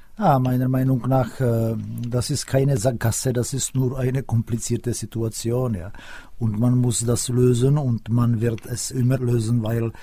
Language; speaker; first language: German; non-native, fluent; Czech